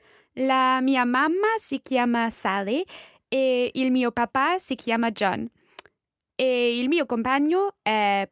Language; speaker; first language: Italian; non-native, learner; English